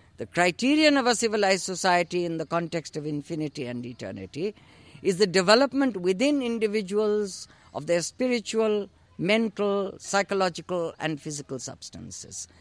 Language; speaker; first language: English; non-native, local second language; Urdu